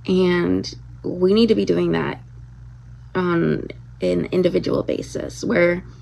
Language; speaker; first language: English; native; English